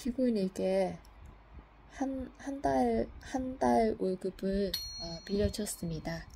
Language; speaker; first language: Korean; non-native, fluent; Vietnamese